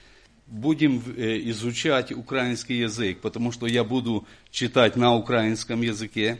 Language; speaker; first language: Russian; non-native, local second language; Ukrainian